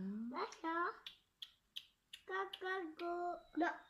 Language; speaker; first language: French; native; French